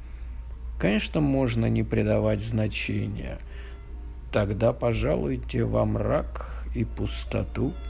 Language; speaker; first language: Russian; native; Russian